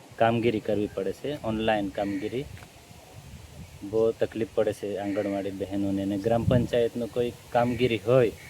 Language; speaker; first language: Gujarati; non-native, local second language; Vasavi